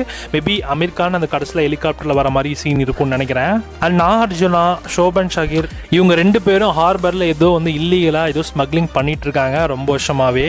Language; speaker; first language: Tamil; native; Tamil